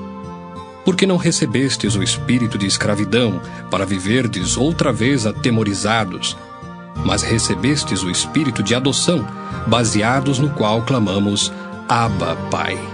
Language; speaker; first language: Portuguese; native; Portuguese